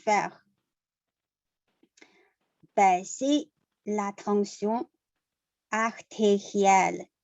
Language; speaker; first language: French; non-native, learner; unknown